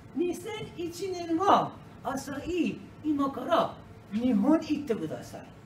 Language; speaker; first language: Japanese; non-native, learner; Persian